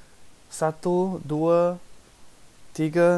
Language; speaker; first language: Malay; non-native, learner; English